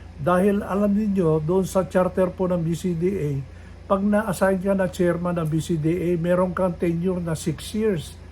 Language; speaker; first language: Filipino; non-native, local second language; Iloko